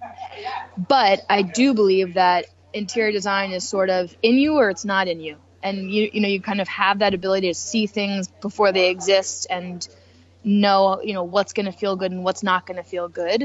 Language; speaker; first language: English; native; English